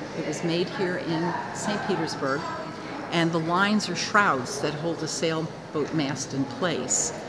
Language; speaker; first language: English; native; English